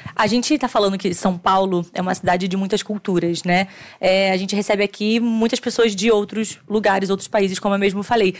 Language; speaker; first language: Portuguese; native; Portuguese